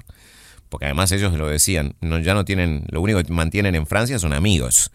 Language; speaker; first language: Spanish; native; Spanish